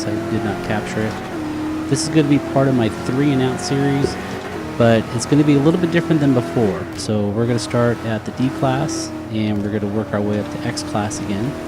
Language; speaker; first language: English; native; English